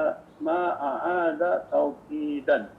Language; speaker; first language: Arabic; non-native, fluent; Indonesian